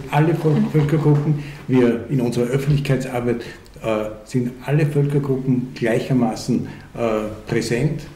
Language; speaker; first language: German; early bilingual, other home language; Hungarian